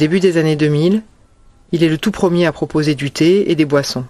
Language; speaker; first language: French; native; French